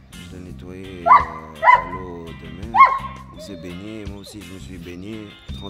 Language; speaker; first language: French; non-native, local second language; Arabic